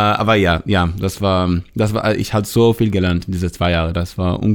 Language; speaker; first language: German; non-native, learner; Hebrew